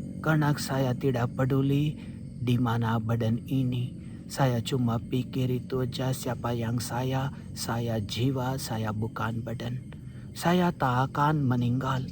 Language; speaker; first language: Indonesian; non-native, fluent; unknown